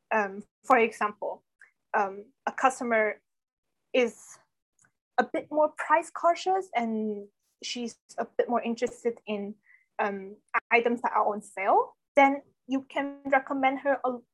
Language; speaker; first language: English; non-native, fluent; Chinese